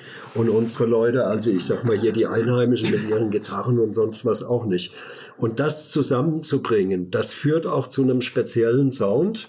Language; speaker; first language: German; native; German